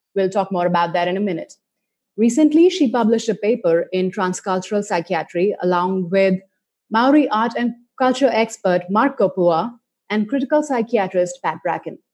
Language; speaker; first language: English; non-native, local second language; Hindi